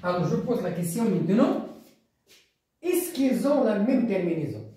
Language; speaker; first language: French; non-native, local second language; Arabic